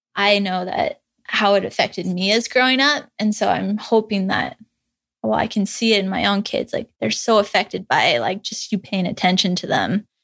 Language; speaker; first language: English; native; English